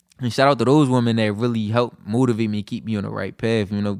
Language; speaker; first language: English; native; English